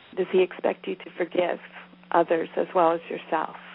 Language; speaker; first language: English; native; English